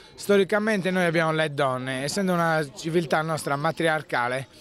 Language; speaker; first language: Italian; native; Italian